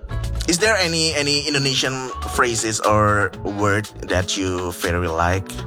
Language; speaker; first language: English; non-native, fluent; Indonesian